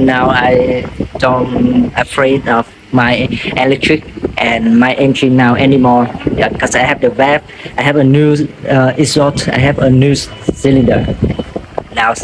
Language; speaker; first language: English; non-native, learner; Vietnamese